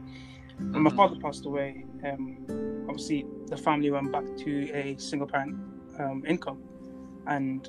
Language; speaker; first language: English; non-native, local second language; Tswana